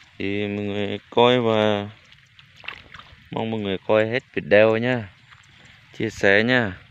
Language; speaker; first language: Vietnamese; non-native, local second language; Jarai